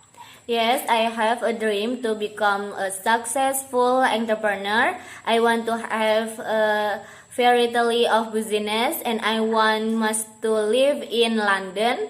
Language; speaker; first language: English; non-native, learner; Indonesian